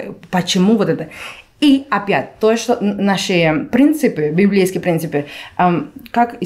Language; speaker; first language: Russian; non-native, fluent; Spanish